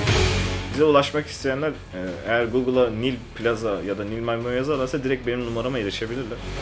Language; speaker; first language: Turkish; native; Turkish